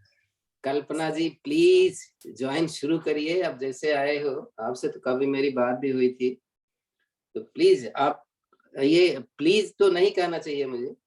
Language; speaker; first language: Hindi; native; Hindi